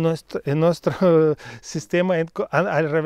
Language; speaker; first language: Spanish; non-native, fluent; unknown